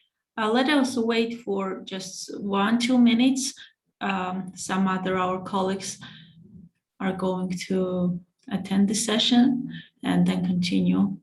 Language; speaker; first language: English; non-native, fluent; Georgian